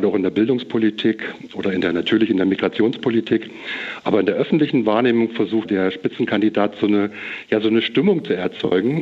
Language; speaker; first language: German; native; German